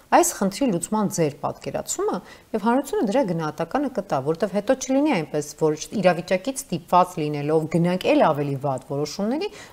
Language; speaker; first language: Armenian; native; Armenian